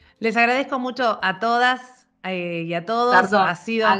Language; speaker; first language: Spanish; native; Spanish